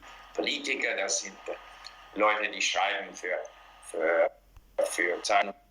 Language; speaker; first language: German; non-native, learner; English